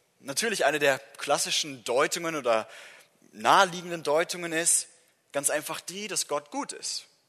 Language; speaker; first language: German; non-native, fluent; English